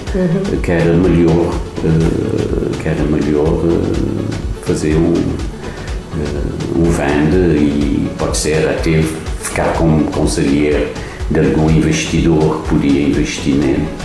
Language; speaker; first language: Portuguese; non-native, fluent; Kabuverdianu